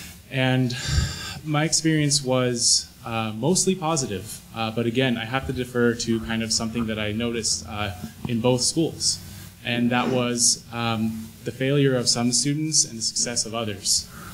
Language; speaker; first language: English; early bilingual, other home language; Spanish